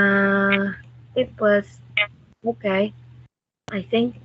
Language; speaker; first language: English; non-native, learner; Vietnamese